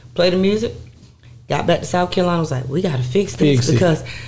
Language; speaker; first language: English; native; English